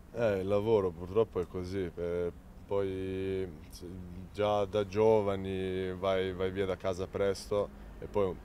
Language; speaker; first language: Italian; non-native, fluent; Serbian